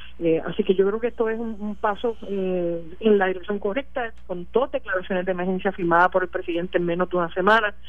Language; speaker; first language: Spanish; native; Spanish